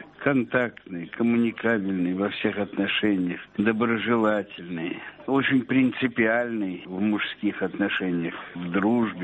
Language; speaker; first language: Russian; native; Russian